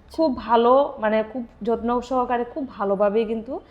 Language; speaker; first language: Bangla; native; Bangla